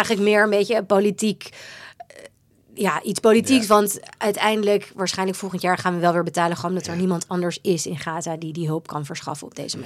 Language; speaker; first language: Dutch; native; Dutch